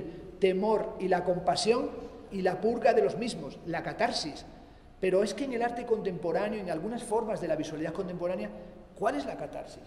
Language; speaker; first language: Spanish; native; Spanish